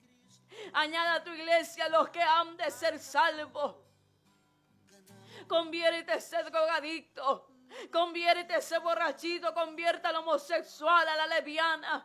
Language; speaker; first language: Spanish; native; Spanish